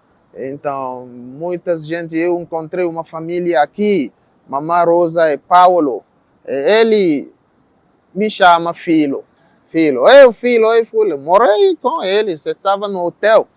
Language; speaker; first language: Portuguese; non-native, learner; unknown